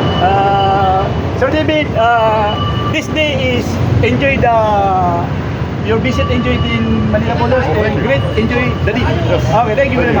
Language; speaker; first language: English; non-native, learner; Filipino